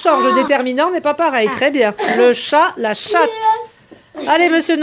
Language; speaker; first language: French; native; French